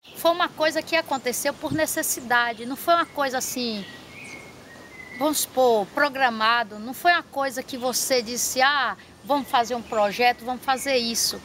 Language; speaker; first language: Portuguese; native; Portuguese